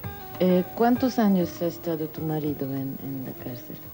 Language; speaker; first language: Spanish; non-native, fluent; Swedish